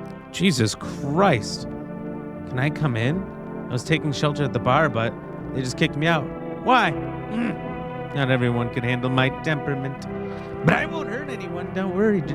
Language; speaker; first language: English; native; English